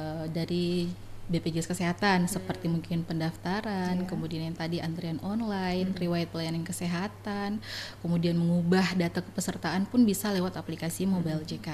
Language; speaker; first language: Indonesian; native; Indonesian